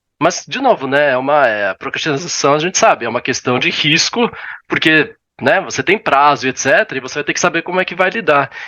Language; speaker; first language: Portuguese; early bilingual, other home language; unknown